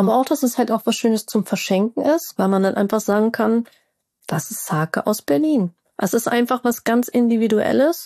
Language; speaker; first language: German; native; German